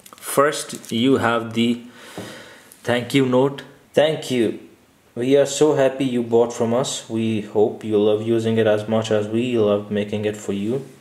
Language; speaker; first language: English; non-native, local second language; Urdu